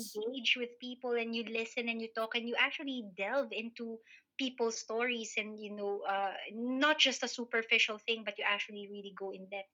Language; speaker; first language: English; non-native, local second language; Filipino